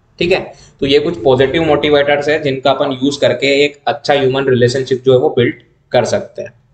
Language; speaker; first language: Hindi; native; Hindi